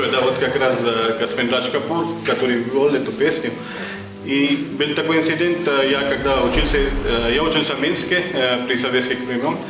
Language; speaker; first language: Russian; non-native, fluent; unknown